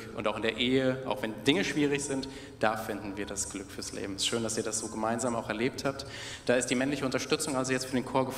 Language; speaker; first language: German; native; German